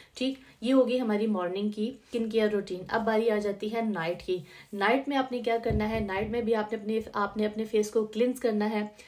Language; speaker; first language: Urdu; native; Urdu